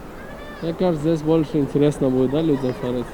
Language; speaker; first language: Russian; non-native, local second language; Tajik